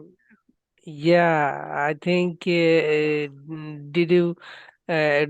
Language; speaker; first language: English; non-native, learner; Bangla